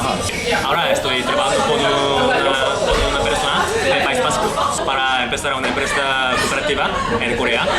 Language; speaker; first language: Spanish; non-native, fluent; Korean